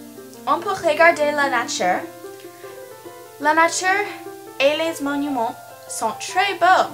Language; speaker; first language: French; non-native, learner; English